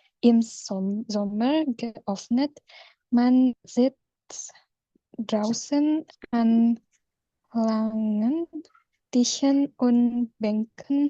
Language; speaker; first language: German; non-native, learner; Indonesian